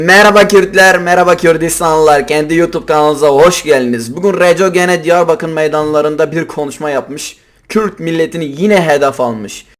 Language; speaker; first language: Turkish; non-native, local second language; Kurdish